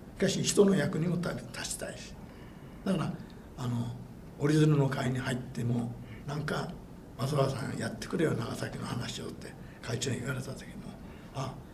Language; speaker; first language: Japanese; non-native, fluent; English